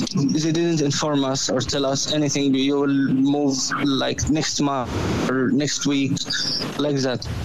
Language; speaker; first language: English; non-native, learner; Arabic